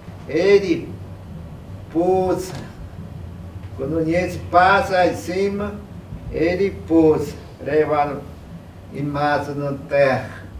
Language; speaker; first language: Portuguese; non-native, local second language; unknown